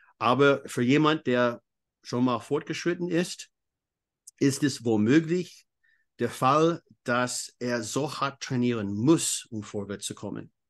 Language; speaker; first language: German; non-native, fluent; English